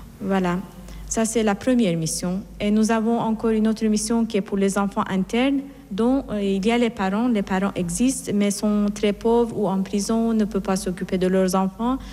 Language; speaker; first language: French; non-native, fluent; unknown